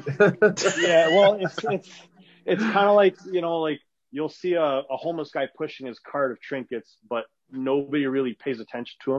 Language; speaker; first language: English; non-native, fluent; Arabic